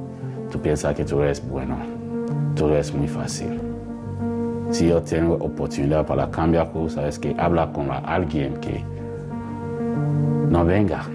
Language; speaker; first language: Spanish; non-native, learner; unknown